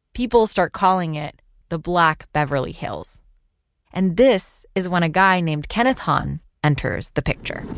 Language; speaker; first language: English; non-native, local second language; Urdu